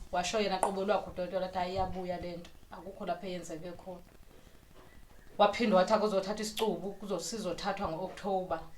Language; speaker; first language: Zulu; native; Zulu